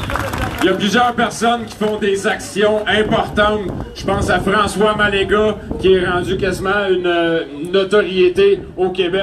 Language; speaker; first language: French; native; French